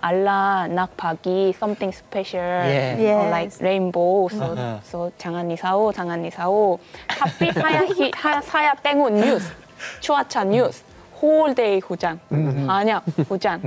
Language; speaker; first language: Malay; non-native, learner; Korean